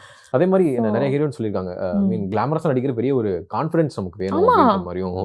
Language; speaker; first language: Tamil; native; Tamil